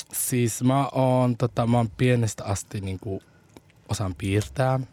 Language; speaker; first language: Finnish; early bilingual, other home language; Somali